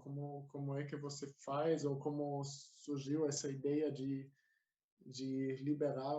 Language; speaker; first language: Portuguese; non-native, fluent; German